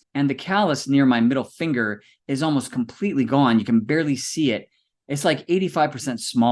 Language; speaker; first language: English; native; English